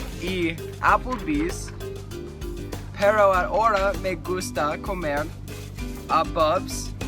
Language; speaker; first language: Spanish; non-native, learner; English